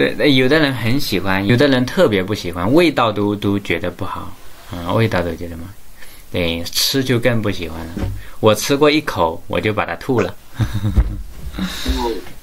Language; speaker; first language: Chinese; native; Chinese